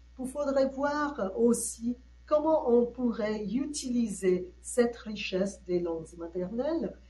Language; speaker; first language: French; non-native, fluent; Tamil